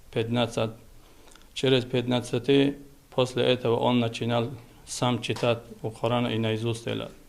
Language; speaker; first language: Russian; non-native, learner; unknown